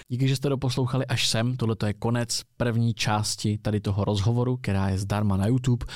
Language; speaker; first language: Czech; native; Czech